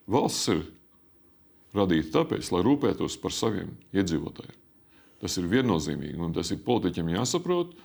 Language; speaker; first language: Latvian; native; Latvian